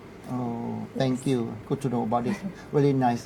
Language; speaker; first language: English; non-native, learner; Thai